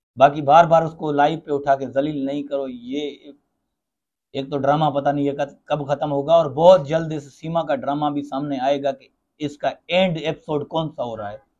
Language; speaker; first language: Urdu; non-native, local second language; Sindhi